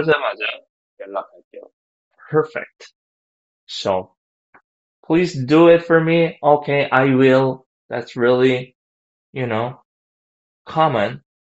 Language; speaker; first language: English; non-native, fluent; Korean